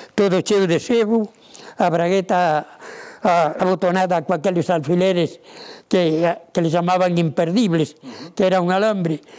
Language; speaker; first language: Spanish; non-native, local second language; Galician